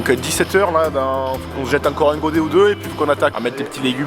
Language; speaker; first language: French; native; French